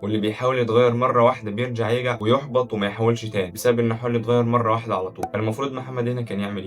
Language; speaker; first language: Arabic; native; Arabic